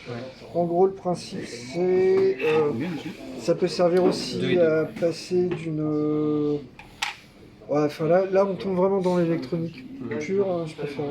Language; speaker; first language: French; native; French